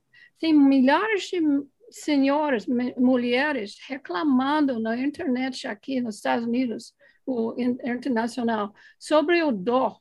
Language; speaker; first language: Portuguese; non-native, fluent; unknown